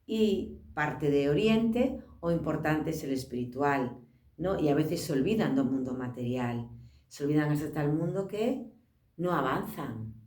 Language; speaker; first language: Spanish; non-native, local second language; Galician